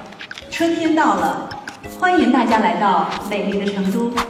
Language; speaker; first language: Chinese; native; Chinese